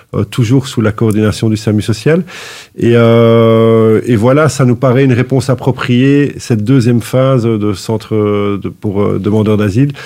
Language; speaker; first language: French; native; French